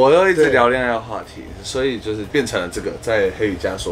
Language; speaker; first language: Chinese; native; Chinese